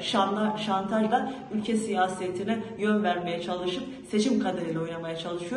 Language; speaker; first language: Turkish; native; Turkish